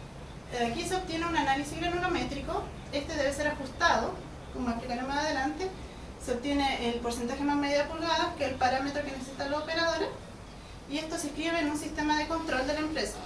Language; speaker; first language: Spanish; native; Spanish